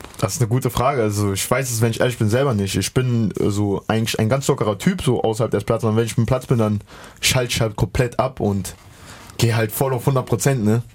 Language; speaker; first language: German; native; German